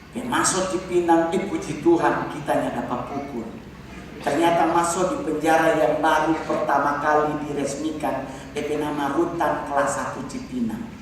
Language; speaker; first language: Indonesian; native; Indonesian